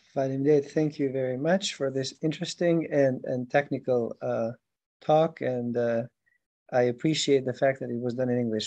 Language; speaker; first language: English; non-native, fluent; Albanian